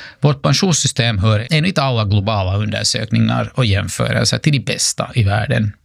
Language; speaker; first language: Swedish; native; Swedish